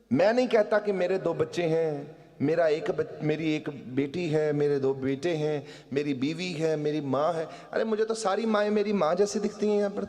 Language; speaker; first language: Hindi; non-native, local second language; Punjabi